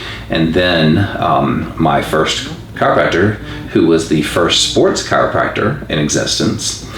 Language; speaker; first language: English; native; English